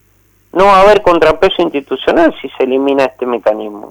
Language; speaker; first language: Spanish; native; Spanish